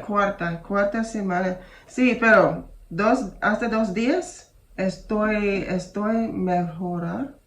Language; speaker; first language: Spanish; non-native, learner; English